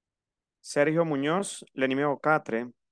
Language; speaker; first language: French; non-native, fluent; Spanish